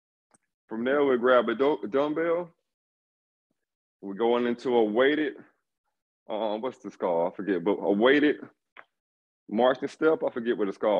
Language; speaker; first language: English; native; English